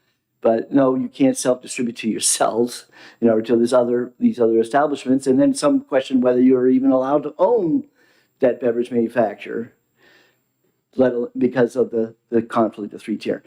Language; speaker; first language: English; native; English